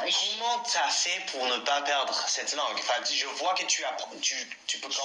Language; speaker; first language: French; non-native, fluent; English